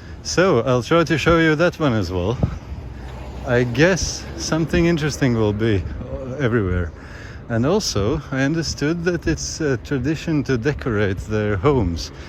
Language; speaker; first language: English; non-native, fluent; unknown